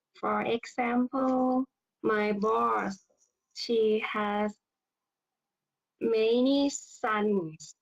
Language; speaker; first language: English; non-native, learner; Thai